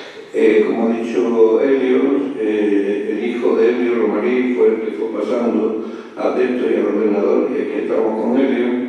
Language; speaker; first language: Spanish; native; Spanish